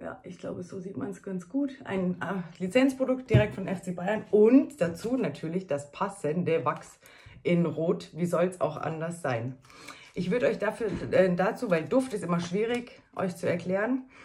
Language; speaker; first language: German; native; German